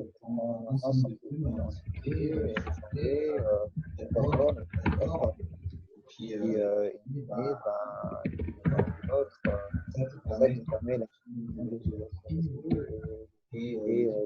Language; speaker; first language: French; native; French